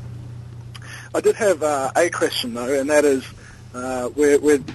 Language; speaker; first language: English; native; English